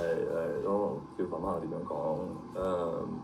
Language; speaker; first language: Cantonese; early bilingual, heritage; Cantonese